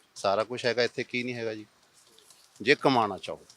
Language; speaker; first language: Punjabi; native; Punjabi